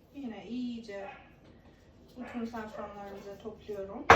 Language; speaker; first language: Turkish; non-native, fluent; Persian